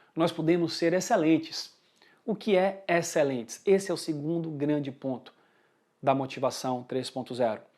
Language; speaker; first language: Portuguese; early bilingual, heritage; Portuguese